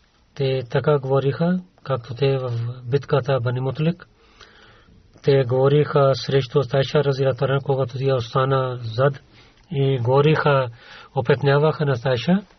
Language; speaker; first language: Bulgarian; non-native, learner; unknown